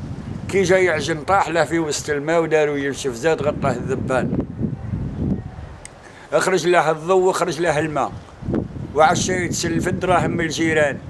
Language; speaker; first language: Arabic; native; Arabic